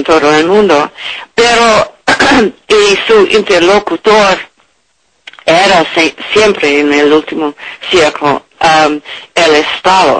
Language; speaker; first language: Spanish; non-native, learner; English